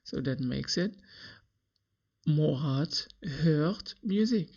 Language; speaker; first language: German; non-native, learner; English